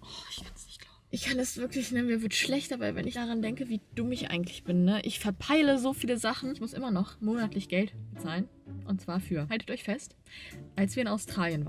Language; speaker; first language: German; native; German